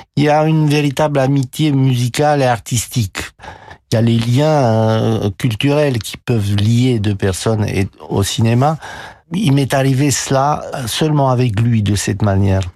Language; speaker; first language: French; non-native, fluent; Romanian